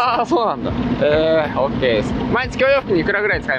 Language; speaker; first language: Japanese; native; Japanese